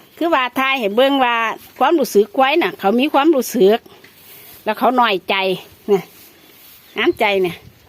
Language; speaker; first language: Thai; native; Thai